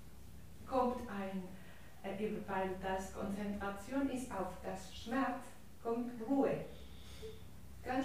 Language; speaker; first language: German; non-native, learner; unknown